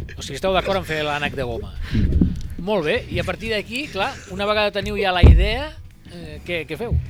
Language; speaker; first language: Catalan; native; Catalan